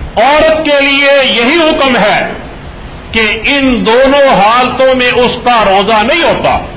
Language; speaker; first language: Urdu; native; Urdu